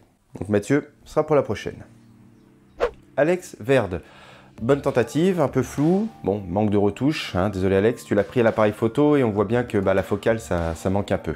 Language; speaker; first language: French; native; French